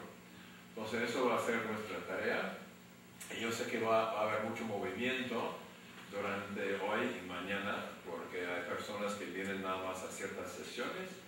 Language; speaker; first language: Spanish; non-native, fluent; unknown